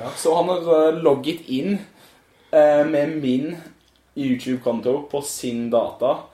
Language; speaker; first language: Norwegian; non-native, fluent; English